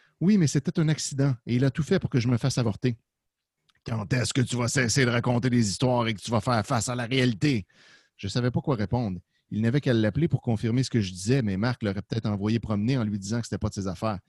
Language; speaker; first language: French; native; French